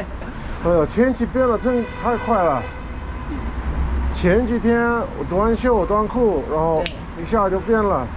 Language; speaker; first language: Chinese; non-native, fluent; English